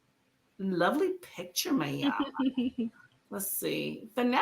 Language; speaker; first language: English; native; English